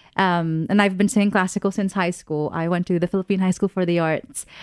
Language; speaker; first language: English; non-native, local second language; Filipino